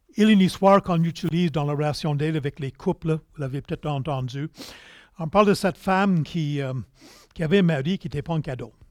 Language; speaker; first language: French; non-native, local second language; English